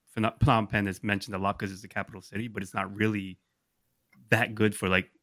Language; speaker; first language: English; native; English